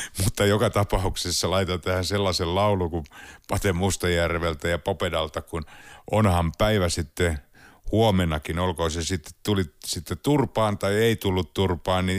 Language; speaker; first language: Finnish; native; Finnish